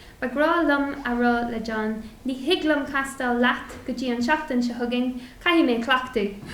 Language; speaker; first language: Irish; non-native, local second language; English